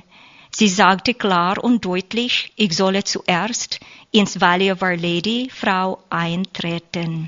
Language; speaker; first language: German; non-native, learner; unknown